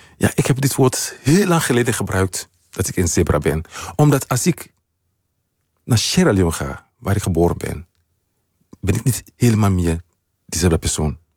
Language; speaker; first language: Dutch; non-native, fluent; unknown